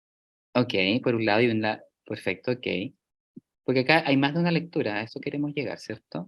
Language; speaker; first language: Spanish; native; Spanish